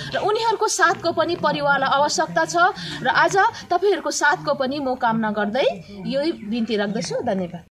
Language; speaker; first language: Nepali; native; Nepali